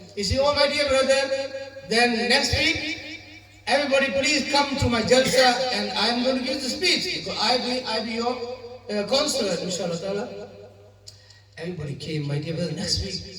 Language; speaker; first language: English; non-native, local second language; Urdu